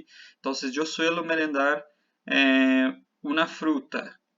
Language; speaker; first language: Spanish; non-native, fluent; Portuguese